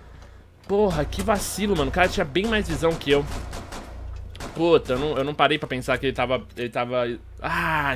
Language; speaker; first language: Portuguese; native; Portuguese